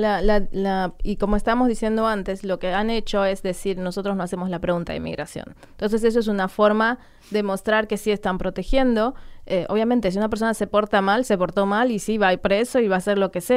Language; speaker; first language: Spanish; native; Spanish